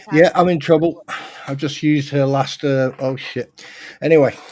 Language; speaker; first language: English; native; English